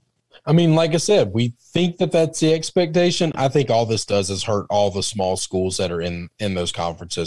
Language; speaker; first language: English; native; English